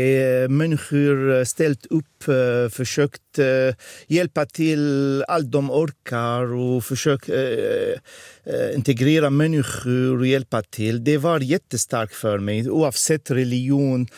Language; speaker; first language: Swedish; non-native, fluent; Arabic